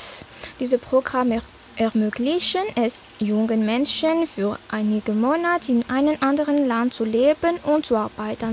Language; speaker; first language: German; non-native, fluent; Malagasy